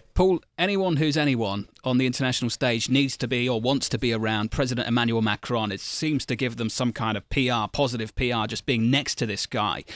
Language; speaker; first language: English; native; English